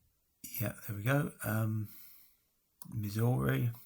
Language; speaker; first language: English; native; English